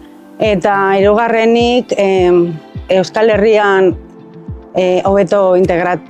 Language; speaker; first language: Basque; non-native, learner; Spanish